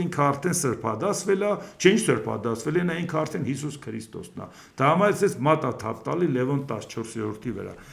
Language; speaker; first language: Armenian; native; Armenian